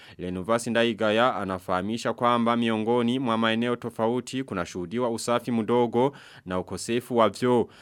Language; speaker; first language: Swahili; non-native, local second language; Rundi